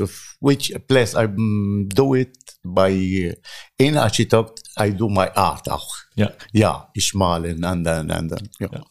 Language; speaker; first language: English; non-native, learner; Arabic